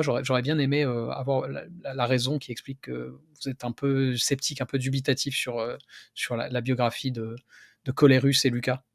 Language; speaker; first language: French; native; French